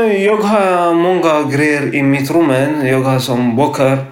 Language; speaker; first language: Swedish; non-native, learner; Tigrinya